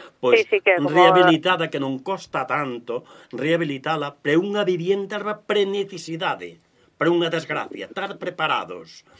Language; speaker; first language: Galician; native; Galician